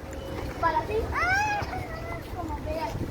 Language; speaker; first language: Spanish; early bilingual, other home language; Filipino